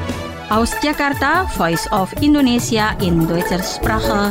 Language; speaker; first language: German; non-native, fluent; Indonesian